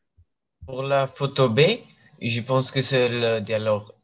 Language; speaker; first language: French; non-native, learner; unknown